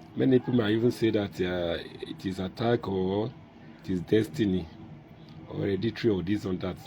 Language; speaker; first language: English; non-native, local second language; Yoruba